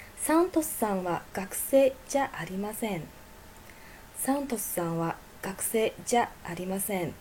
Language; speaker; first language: Japanese; non-native, fluent; Chinese